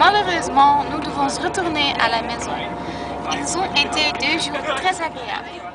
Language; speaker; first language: French; non-native, learner; Dutch